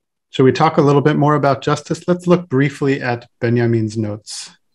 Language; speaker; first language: English; native; English